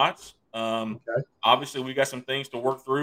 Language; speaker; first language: English; native; English